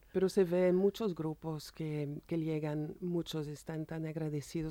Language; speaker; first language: Spanish; non-native, fluent; French